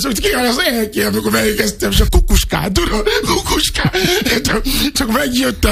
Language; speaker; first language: Hungarian; non-native, learner; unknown